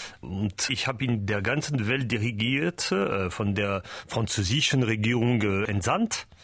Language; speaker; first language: German; non-native, learner; French